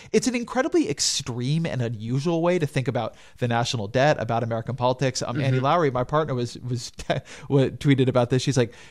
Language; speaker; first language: English; native; English